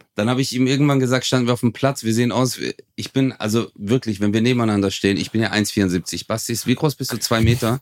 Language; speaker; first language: German; early bilingual, other home language; Turkish